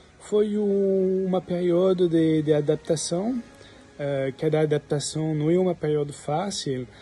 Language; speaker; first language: Portuguese; non-native, fluent; French